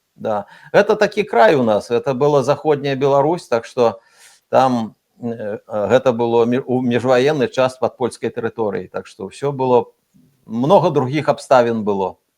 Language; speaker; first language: Belarusian; native; Belarusian